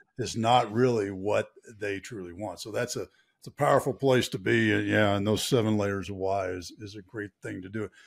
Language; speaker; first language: English; native; English